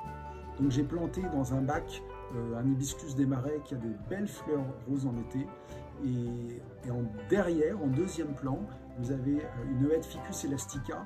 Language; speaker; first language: French; native; French